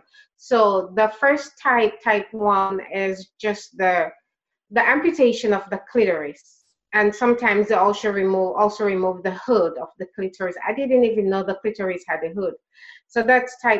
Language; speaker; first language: English; non-native, local second language; Krio